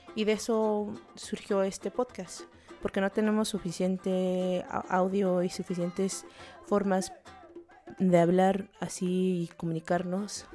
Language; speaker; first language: Spanish; early bilingual, heritage; Spanish